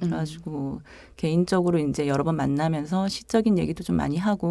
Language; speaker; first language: Korean; native; Korean